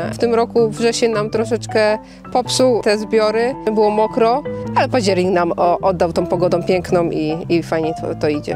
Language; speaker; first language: Polish; native; Polish